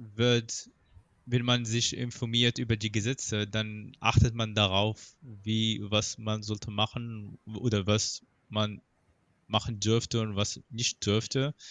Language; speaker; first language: German; non-native, fluent; Arabic